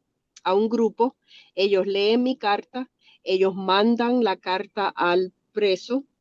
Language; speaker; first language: Spanish; early bilingual, other home language; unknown